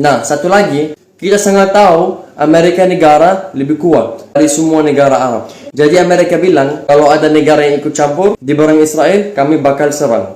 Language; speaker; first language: Indonesian; non-native, fluent; Arabic